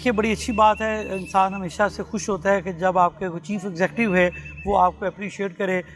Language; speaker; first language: Urdu; non-native, local second language; Punjabi